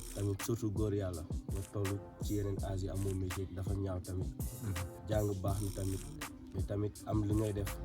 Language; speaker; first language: Wolof; non-native, local second language; Jola-Fonyi